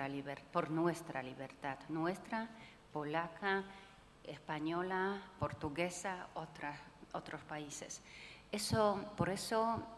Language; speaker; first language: Spanish; non-native, fluent; Polish